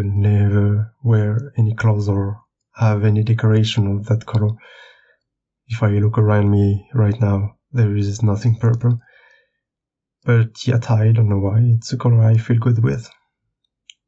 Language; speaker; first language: English; non-native, fluent; French